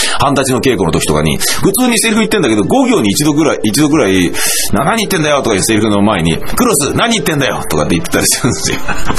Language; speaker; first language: Japanese; native; Japanese